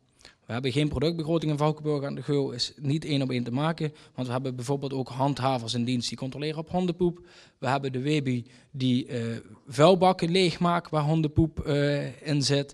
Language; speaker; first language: Dutch; native; Dutch